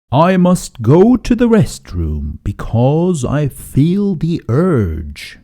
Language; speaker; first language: English; non-native, fluent; Turkish